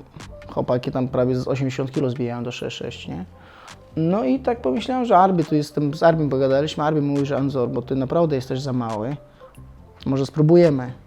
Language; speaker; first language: Polish; non-native, fluent; Chechen